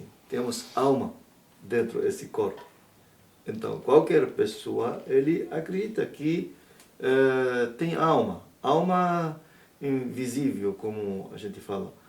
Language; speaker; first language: Portuguese; non-native, learner; Arabic